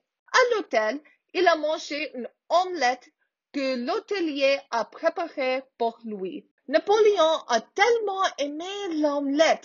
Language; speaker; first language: French; non-native, learner; English